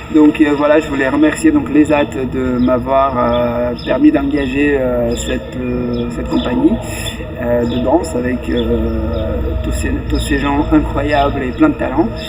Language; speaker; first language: French; native; French